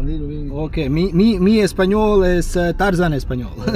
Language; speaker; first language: Spanish; non-native, learner; Serbian